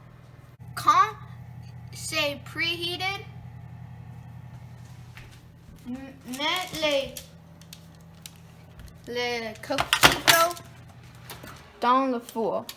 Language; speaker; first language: French; non-native, learner; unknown